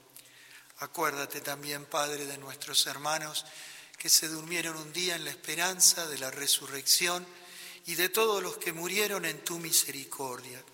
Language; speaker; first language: Spanish; native; Spanish